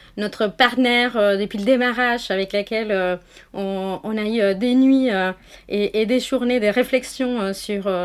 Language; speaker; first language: French; non-native, fluent; Spanish